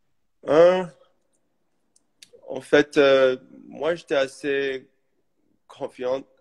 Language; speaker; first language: French; early bilingual, heritage; English